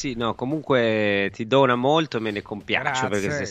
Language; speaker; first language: Italian; native; Italian